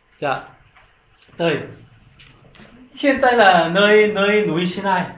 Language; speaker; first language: Vietnamese; non-native, learner; Korean